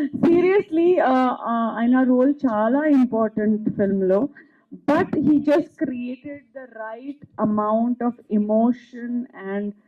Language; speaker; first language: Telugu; non-native, fluent; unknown